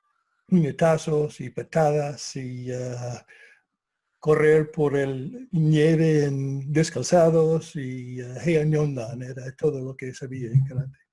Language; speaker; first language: Spanish; non-native, fluent; English